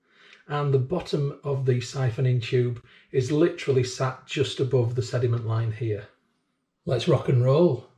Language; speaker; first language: English; native; English